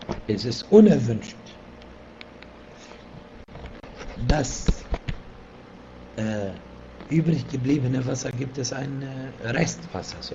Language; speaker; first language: German; non-native, fluent; Arabic